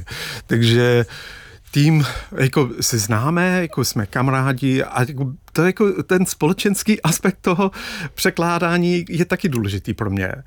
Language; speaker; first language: Czech; non-native, fluent; English